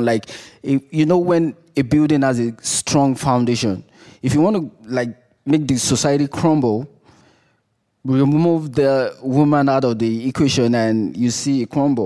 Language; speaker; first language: English; non-native, local second language; Yoruba